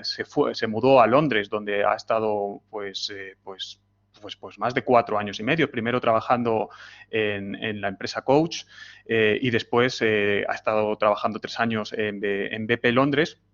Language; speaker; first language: Spanish; native; Spanish